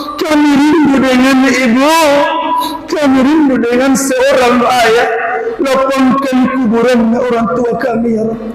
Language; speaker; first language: Malay; non-native, local second language; Buginese